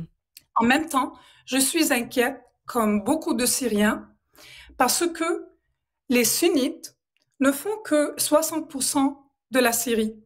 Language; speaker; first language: French; non-native, local second language; Arabic